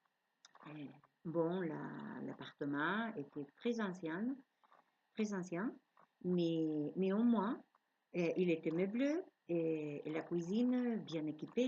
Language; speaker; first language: French; non-native, learner; Spanish